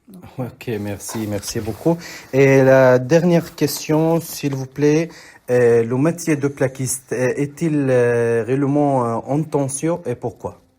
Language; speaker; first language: French; non-native, learner; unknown